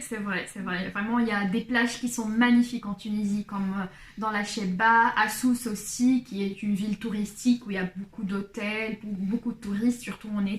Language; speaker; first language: French; non-native, local second language; Arabic